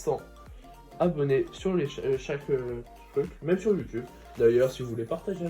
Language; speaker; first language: French; native; French